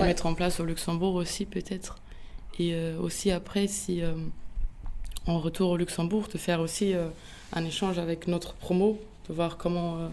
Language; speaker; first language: French; non-native, local second language; Luxembourgish